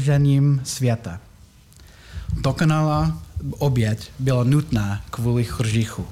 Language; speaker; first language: Czech; non-native, learner; English